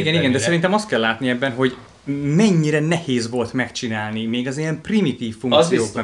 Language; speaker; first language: Hungarian; native; Hungarian